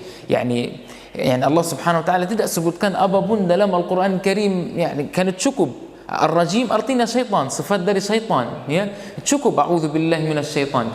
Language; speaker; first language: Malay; non-native, fluent; Arabic